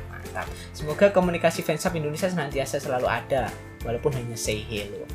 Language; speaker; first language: Indonesian; native; Indonesian